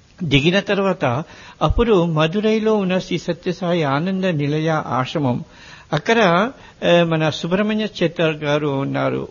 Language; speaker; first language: Telugu; non-native, fluent; Morisyen